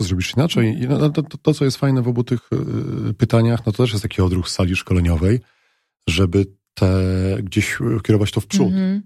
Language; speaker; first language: Polish; native; Polish